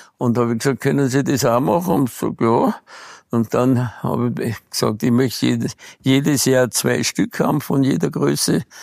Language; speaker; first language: German; native; German